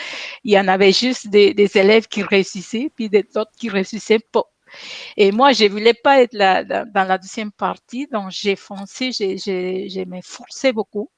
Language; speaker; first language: French; non-native, fluent; Spanish